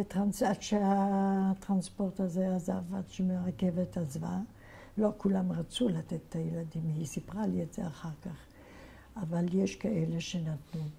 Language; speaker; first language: Hebrew; non-native, fluent; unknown